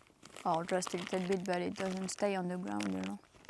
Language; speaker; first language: English; non-native, fluent; French